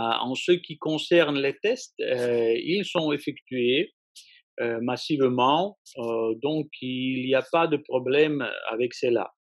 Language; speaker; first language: French; non-native, fluent; Russian